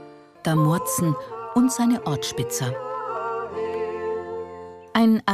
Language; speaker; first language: German; native; German